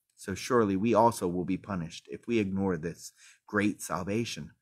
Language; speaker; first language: English; native; English